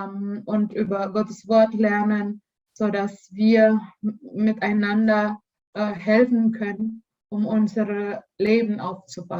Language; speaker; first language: German; non-native, learner; Indonesian